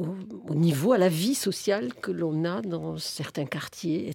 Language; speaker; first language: French; native; French